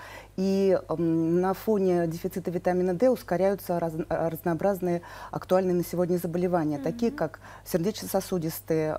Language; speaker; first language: Russian; native; Russian